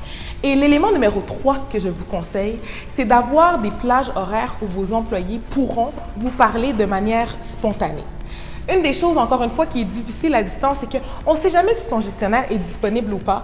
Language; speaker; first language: French; native; French